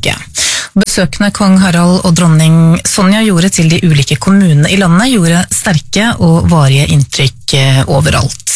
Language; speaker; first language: Norwegian; native; Norwegian